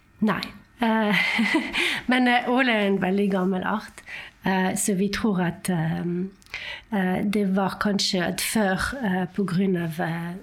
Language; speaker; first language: Norwegian; non-native, fluent; French